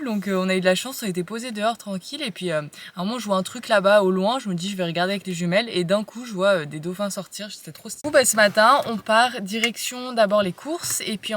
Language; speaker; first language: French; native; French